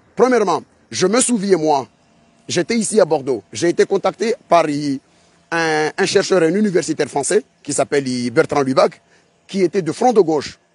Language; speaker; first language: French; non-native, local second language; Ngazidja Comorian